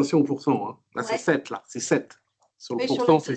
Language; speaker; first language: French; native; French